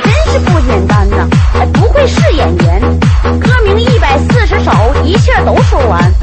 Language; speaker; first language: Chinese; native; Chinese